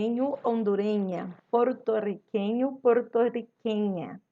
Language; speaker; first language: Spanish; non-native, learner; Portuguese